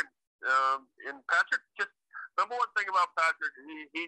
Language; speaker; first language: English; native; English